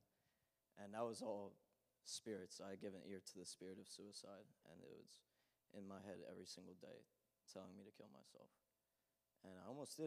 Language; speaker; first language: English; native; English